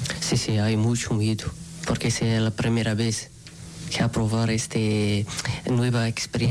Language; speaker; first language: Spanish; non-native, learner; Arabic